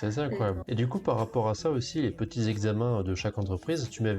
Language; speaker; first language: French; native; French